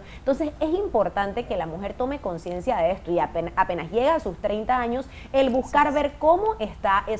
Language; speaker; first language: Spanish; native; Spanish